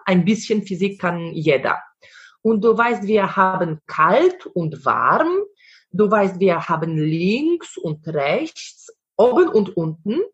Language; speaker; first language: German; non-native, fluent; Polish